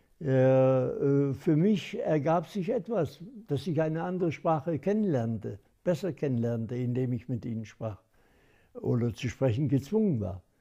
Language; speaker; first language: German; non-native, local second language; Upper Sorbian